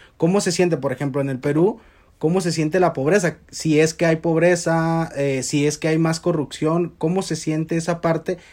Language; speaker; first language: Spanish; native; Spanish